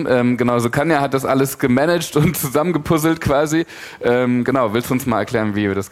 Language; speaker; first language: German; native; German